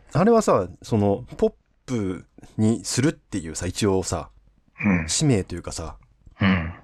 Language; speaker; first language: Japanese; native; Japanese